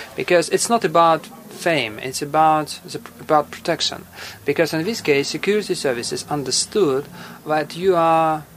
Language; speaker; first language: English; non-native, fluent; Russian